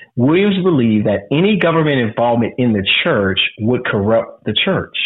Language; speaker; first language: English; native; English